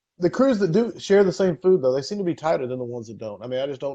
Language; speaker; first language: English; native; English